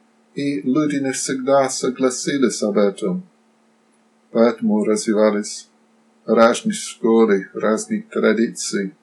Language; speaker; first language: Russian; non-native, fluent; Slovak